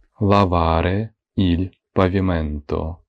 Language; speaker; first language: Italian; non-native, fluent; Ukrainian